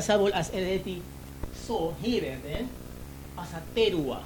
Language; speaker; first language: Hungarian; non-native, learner; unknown